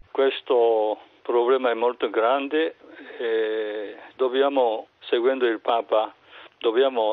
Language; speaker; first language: Italian; non-native, learner; Japanese